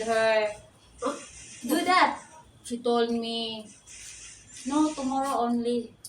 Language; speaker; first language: English; non-native, local second language; Cebuano